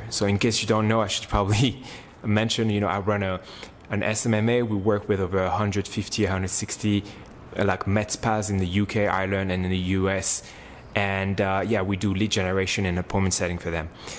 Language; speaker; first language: English; non-native, fluent; French